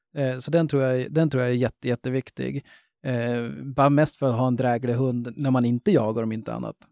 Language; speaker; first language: Swedish; native; Swedish